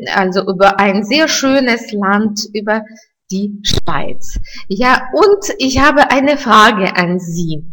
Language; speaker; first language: German; non-native, fluent; Russian